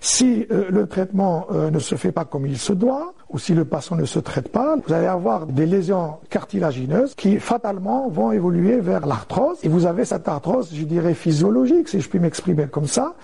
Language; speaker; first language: French; non-native, local second language; Arabic